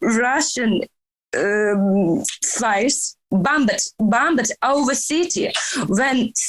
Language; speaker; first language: English; non-native, learner; Ukrainian